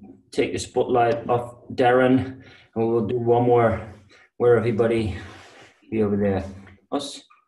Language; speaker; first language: English; non-native, fluent; Dutch